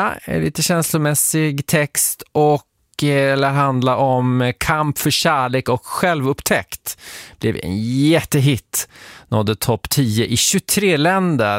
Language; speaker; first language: Swedish; native; Swedish